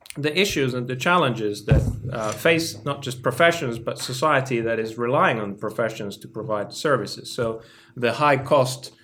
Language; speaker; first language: English; non-native, fluent; Finnish